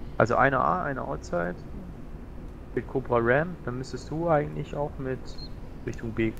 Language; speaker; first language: German; native; German